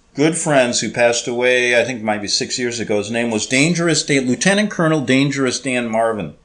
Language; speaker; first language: English; native; English